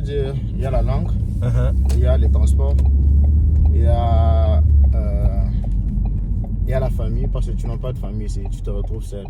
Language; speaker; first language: French; non-native, local second language; Swahili